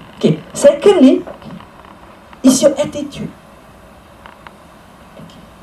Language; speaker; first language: English; non-native, local second language; Malay